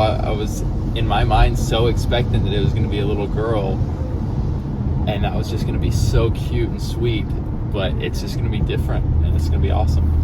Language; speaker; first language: English; native; English